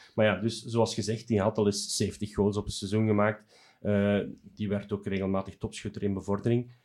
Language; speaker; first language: Dutch; native; Dutch